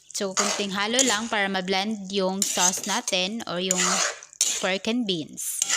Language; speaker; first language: Filipino; non-native, local second language; Cebuano